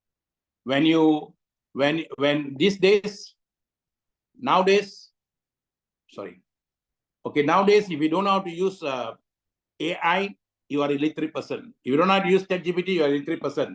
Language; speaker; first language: English; non-native, local second language; Tamil